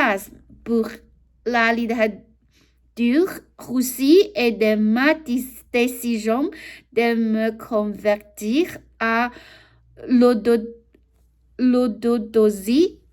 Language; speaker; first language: French; non-native, learner; Chinese